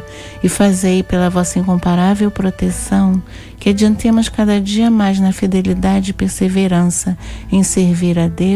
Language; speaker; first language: Portuguese; native; Portuguese